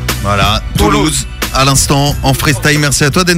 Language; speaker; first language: French; native; French